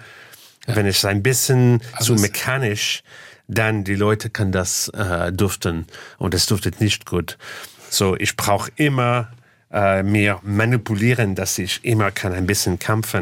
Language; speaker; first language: German; non-native, fluent; English